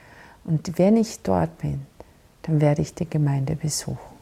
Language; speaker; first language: German; non-native, fluent; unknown